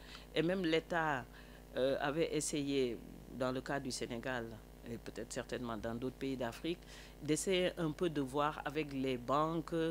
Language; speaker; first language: French; non-native, local second language; Wolof